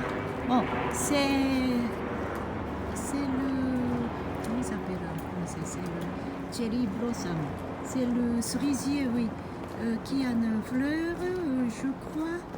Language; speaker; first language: French; non-native, fluent; Japanese